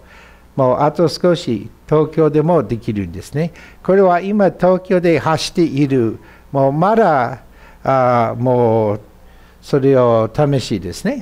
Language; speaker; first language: Japanese; non-native, fluent; English